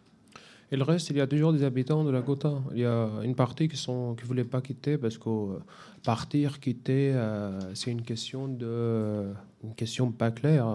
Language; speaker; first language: French; non-native, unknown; Arabic